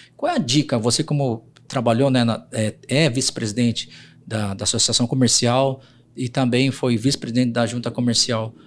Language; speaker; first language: Portuguese; native; Portuguese